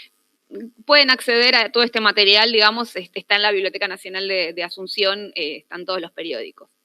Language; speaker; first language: Spanish; native; Spanish